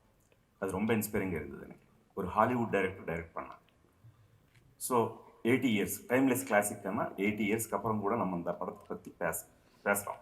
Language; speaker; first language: Tamil; non-native, local second language; Telugu